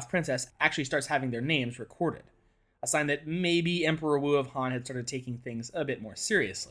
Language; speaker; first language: English; native; English